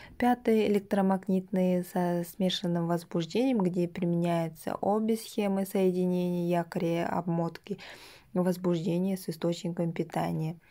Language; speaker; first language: Russian; non-native, local second language; Kazakh